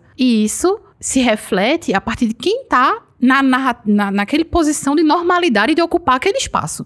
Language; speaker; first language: Portuguese; native; Portuguese